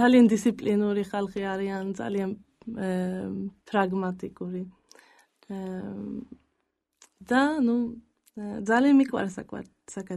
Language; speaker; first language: Georgian; early bilingual, heritage; Georgian